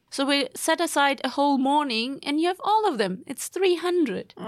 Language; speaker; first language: English; non-native, fluent; German